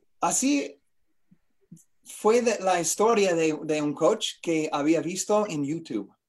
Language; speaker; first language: Spanish; non-native, learner; English